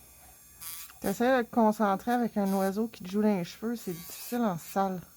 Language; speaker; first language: French; native; French